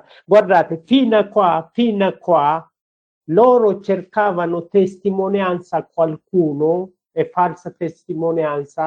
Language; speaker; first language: Italian; non-native, learner; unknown